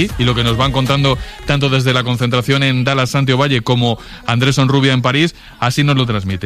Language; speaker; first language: Spanish; native; Spanish